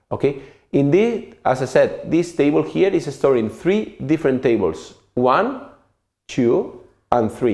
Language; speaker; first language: English; non-native, fluent; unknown